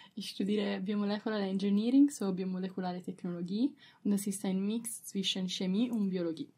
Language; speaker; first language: German; non-native, learner; Italian